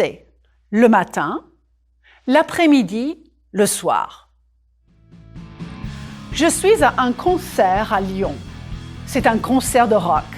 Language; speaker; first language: French; non-native, fluent; English